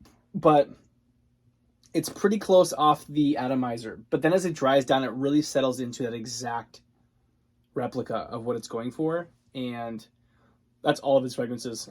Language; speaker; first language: English; native; English